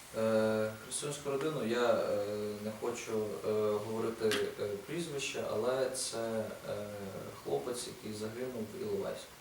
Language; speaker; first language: Ukrainian; native; Ukrainian